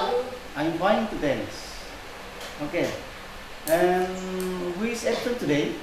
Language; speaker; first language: English; non-native, learner; Indonesian